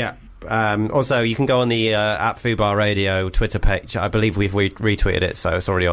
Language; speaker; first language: English; native; English